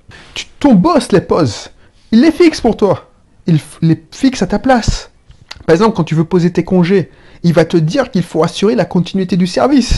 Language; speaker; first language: French; native; French